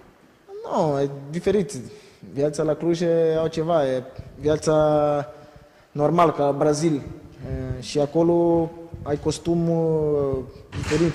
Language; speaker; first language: Romanian; non-native, learner; Portuguese